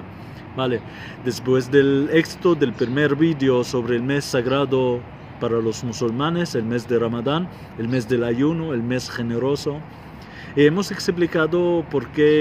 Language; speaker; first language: Spanish; non-native, fluent; Arabic